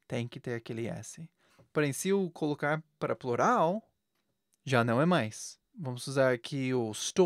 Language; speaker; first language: Portuguese; non-native, fluent; English